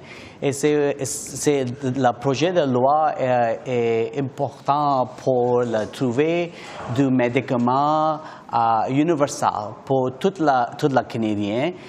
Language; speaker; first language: French; non-native, learner; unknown